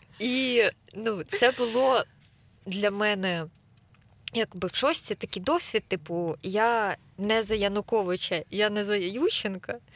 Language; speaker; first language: Ukrainian; native; Ukrainian